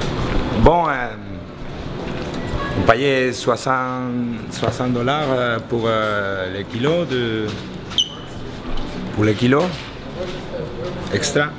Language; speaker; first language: French; non-native, learner; Spanish